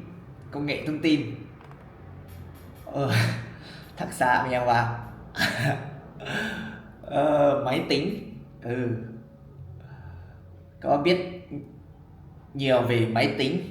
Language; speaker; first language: Vietnamese; non-native, learner; Lao